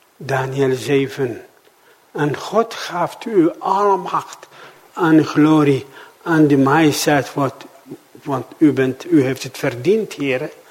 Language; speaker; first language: Dutch; non-native, fluent; Arabic